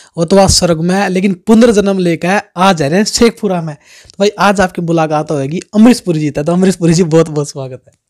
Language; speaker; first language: Hindi; native; Hindi